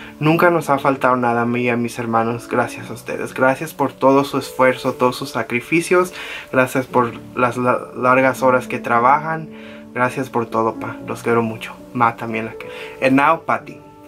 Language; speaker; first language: Spanish; early bilingual, heritage; Spanish